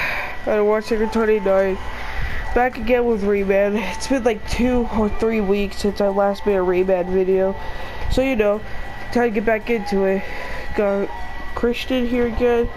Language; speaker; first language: English; native; English